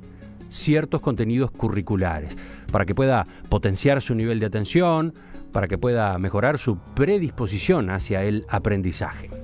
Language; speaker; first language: Spanish; native; Spanish